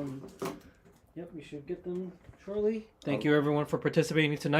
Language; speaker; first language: English; native; English